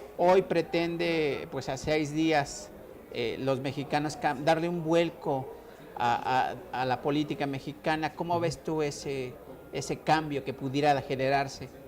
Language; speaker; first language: Spanish; native; Spanish